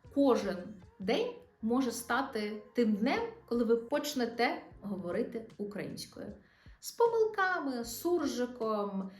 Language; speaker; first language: Ukrainian; non-native, local second language; Russian